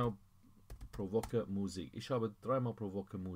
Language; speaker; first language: German; non-native, fluent; English